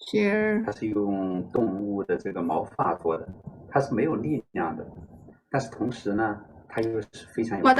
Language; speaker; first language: Chinese; native; Chinese